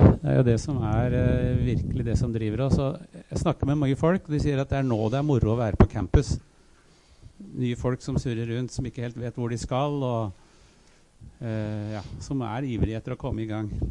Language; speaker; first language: Norwegian; native; Norwegian